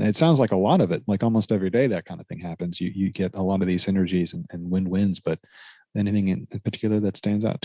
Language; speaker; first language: English; native; English